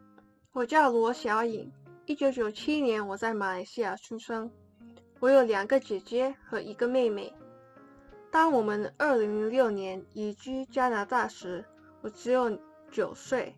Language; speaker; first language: Chinese; non-native, learner; English